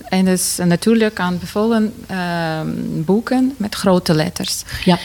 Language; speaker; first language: Dutch; non-native, fluent; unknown